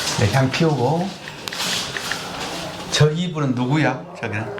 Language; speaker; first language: Korean; native; Korean